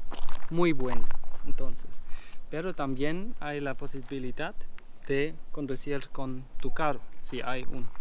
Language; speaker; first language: Spanish; non-native, fluent; German